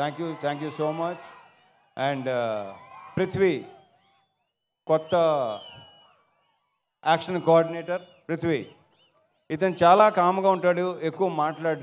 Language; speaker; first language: Telugu; native; Telugu